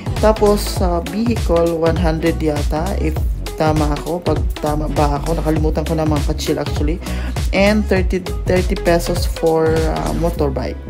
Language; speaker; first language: Filipino; non-native, local second language; Cebuano